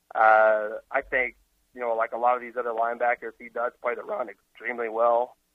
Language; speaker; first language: English; native; English